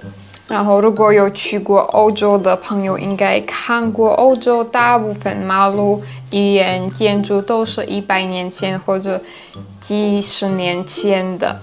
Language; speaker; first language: Chinese; non-native, fluent; Slovak